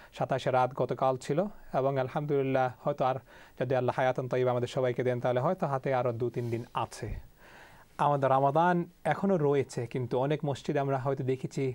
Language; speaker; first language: Bangla; early bilingual, heritage; Bangla